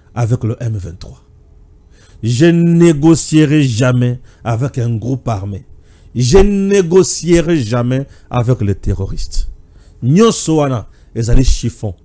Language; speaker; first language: French; non-native, local second language; Luba-Lulua